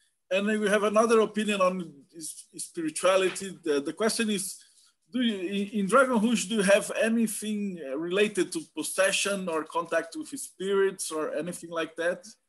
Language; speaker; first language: English; non-native, fluent; Portuguese